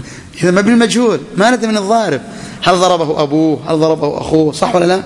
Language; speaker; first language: Arabic; native; Arabic